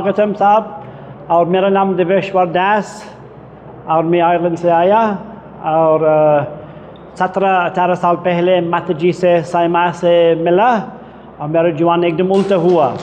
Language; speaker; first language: Hindi; non-native, learner; English